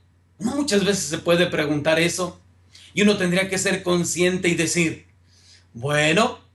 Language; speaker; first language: Spanish; native; Spanish